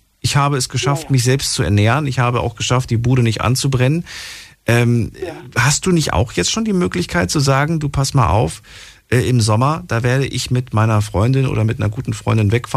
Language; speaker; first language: German; native; German